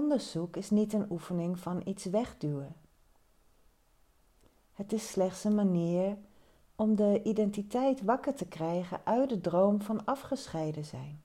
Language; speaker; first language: Dutch; native; Dutch